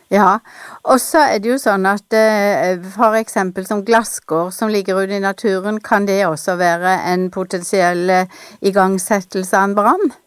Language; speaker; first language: Norwegian; native; Norwegian